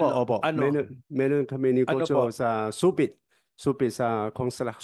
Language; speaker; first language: Filipino; non-native, learner; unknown